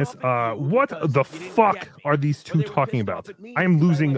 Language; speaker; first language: English; native; English